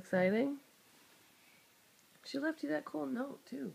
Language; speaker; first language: English; native; English